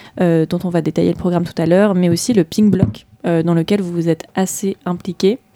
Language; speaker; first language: French; native; French